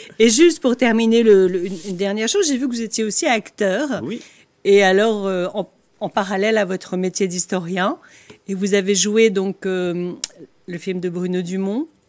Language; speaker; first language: French; native; French